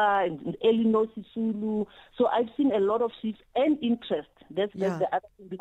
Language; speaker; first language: English; non-native, local second language; Tswana